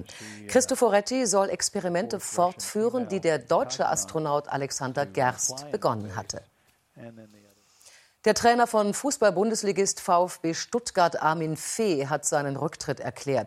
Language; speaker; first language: German; native; German